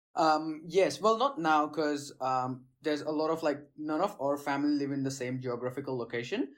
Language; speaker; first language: English; non-native, local second language; Gujarati